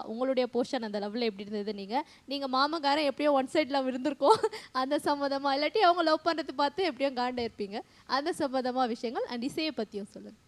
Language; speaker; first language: Tamil; native; Tamil